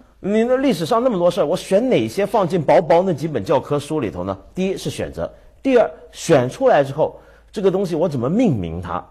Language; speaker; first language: Chinese; native; Chinese